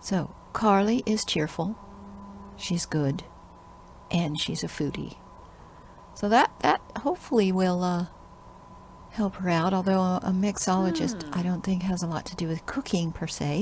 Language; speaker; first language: English; native; English